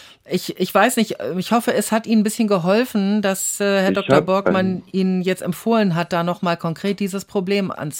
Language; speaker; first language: German; native; German